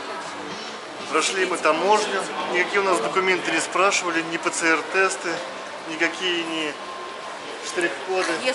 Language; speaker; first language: Russian; native; Russian